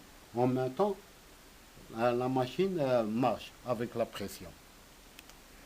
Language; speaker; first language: French; non-native, local second language; Arabic